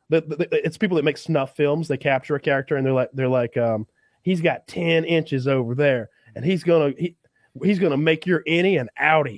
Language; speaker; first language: English; native; English